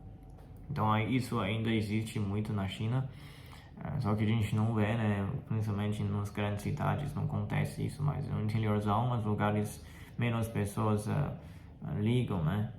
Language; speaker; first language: Portuguese; non-native, fluent; Chinese